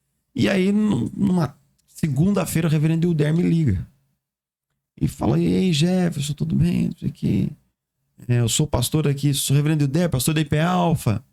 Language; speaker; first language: Portuguese; native; Portuguese